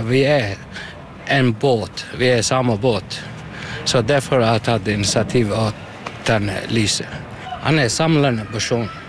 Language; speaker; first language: Norwegian; non-native, learner; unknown